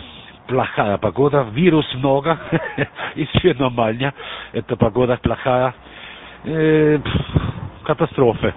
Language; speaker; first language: Russian; non-native, learner; German